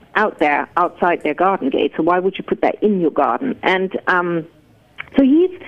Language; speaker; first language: English; non-native, fluent; German